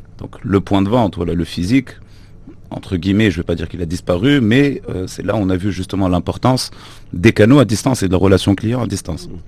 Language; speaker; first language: French; non-native, local second language; Arabic